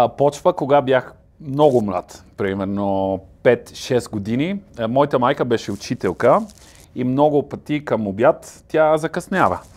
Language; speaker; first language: Bulgarian; non-native, learner; Italian